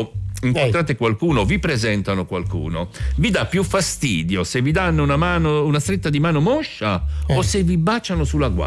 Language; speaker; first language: Italian; native; Italian